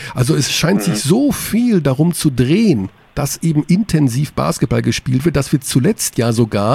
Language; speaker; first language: German; native; German